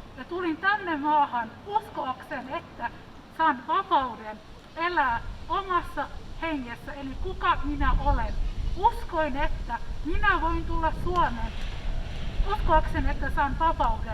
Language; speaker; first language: Finnish; early bilingual, other home language; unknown